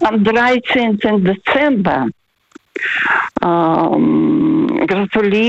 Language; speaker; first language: German; non-native, learner; Russian